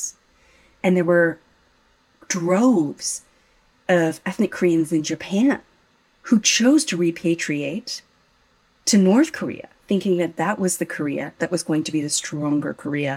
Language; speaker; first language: English; native; English